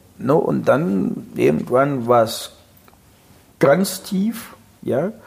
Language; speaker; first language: German; non-native, fluent; Russian